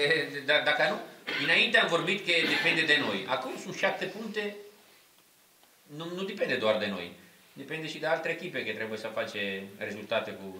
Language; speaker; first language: Romanian; non-native, fluent; Italian